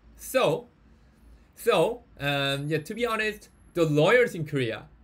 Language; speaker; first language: English; non-native, fluent; Korean